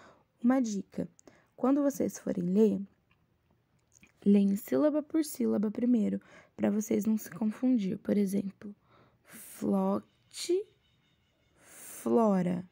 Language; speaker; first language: Portuguese; native; Portuguese